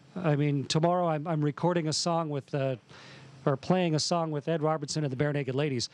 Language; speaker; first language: English; native; English